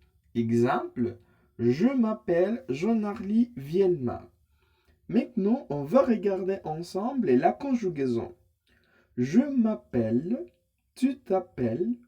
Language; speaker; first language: French; non-native, fluent; Spanish